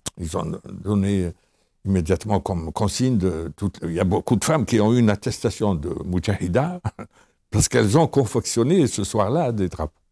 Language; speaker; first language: French; non-native, local second language; Arabic